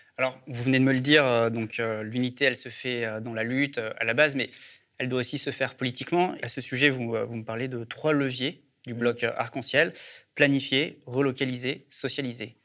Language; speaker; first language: French; native; French